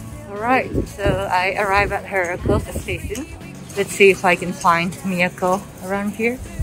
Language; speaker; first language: English; non-native, fluent; Japanese